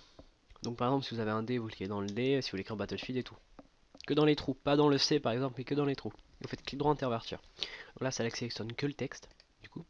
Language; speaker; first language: French; native; French